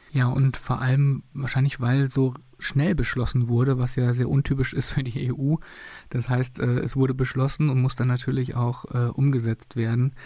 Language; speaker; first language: German; native; German